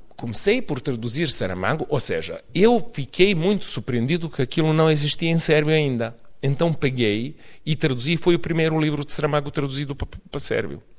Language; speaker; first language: Portuguese; non-native, fluent; Serbian